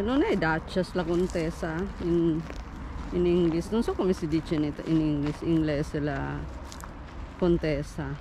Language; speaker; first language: Italian; non-native, fluent; Filipino